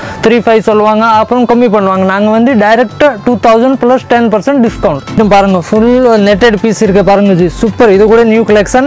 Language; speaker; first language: Tamil; native; Tamil